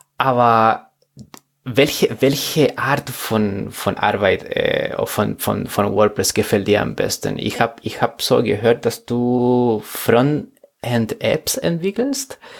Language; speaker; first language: German; non-native, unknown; Spanish